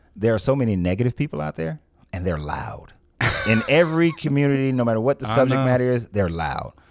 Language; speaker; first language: English; native; English